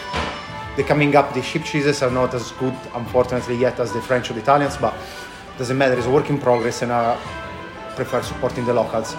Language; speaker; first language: English; non-native, fluent; Italian